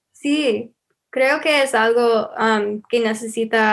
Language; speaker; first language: Spanish; non-native, learner; English